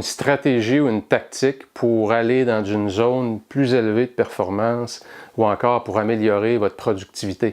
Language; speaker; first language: French; native; French